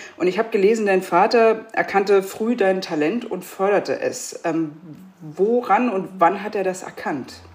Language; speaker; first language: German; native; German